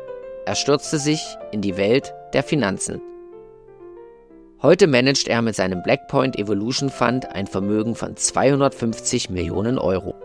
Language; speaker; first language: German; native; German